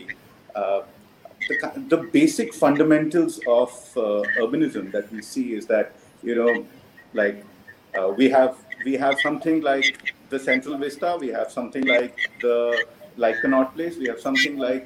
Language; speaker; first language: English; non-native, local second language; Hindi